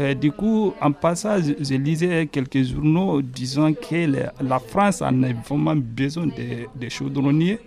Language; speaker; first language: French; non-native, local second language; Fula